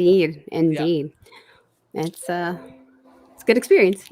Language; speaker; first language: English; native; English